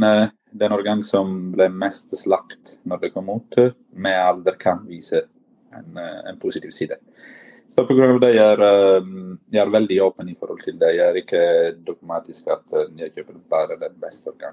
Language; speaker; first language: Norwegian; non-native, fluent; Italian